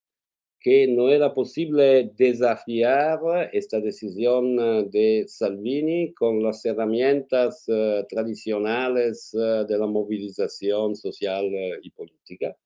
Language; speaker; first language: Spanish; non-native, fluent; Italian